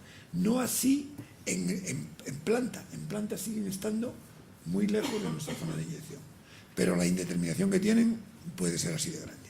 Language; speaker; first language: Spanish; native; Spanish